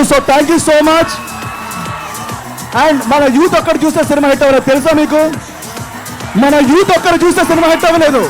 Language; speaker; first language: Telugu; native; Telugu